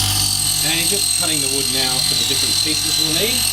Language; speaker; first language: English; native; English